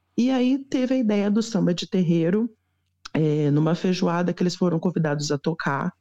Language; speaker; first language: Portuguese; native; Portuguese